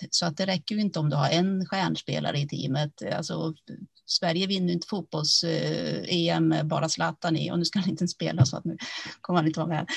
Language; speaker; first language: Swedish; early bilingual, other home language; Finnish